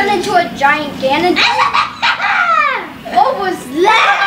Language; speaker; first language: English; native; English